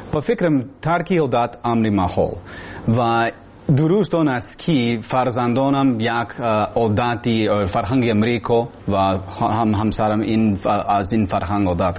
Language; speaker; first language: Persian; non-native, learner; English